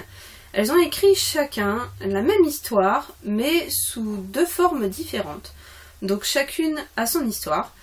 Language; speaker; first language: French; native; French